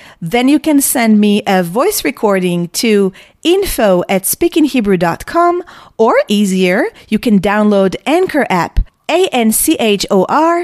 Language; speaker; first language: English; non-native, fluent; Hebrew